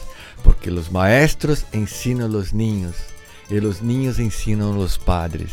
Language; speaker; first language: Spanish; non-native, learner; Portuguese